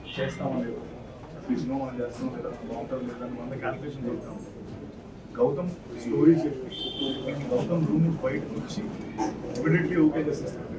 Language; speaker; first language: Telugu; native; Telugu